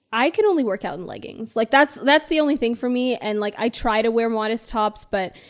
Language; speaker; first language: English; native; English